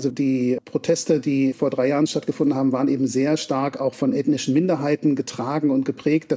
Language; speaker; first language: German; native; German